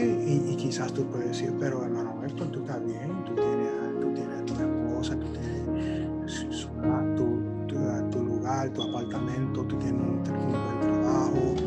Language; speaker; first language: Spanish; early bilingual, heritage; Spanish